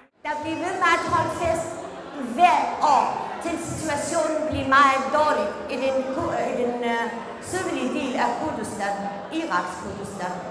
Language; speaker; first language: Danish; non-native, fluent; Central Kurdish